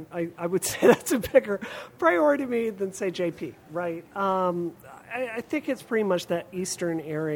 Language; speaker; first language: English; native; English